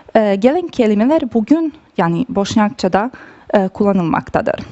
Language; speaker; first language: Turkish; non-native, fluent; Bosnian